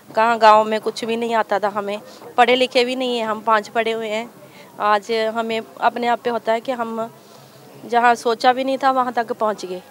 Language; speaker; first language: Hindi; native; Hindi